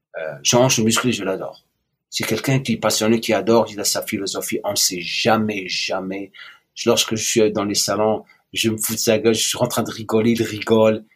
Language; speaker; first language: French; non-native, local second language; Arabic